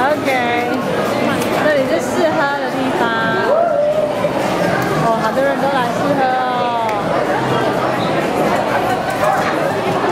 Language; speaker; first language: Chinese; early bilingual, heritage; Chinese